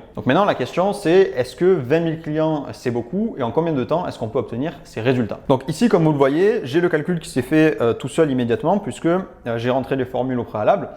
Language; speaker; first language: French; native; French